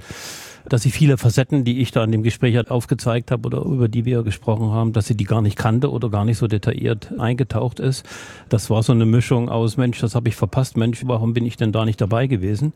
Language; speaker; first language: German; native; German